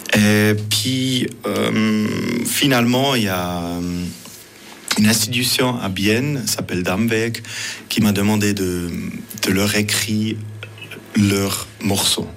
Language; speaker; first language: French; non-native, local second language; Swiss German